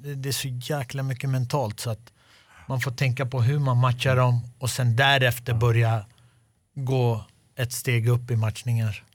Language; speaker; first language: Swedish; early bilingual, other home language; Arabic